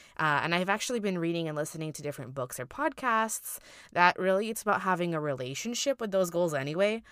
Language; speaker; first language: English; native; English